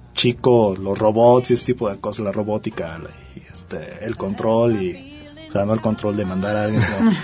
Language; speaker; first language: Spanish; early bilingual, other home language; Japanese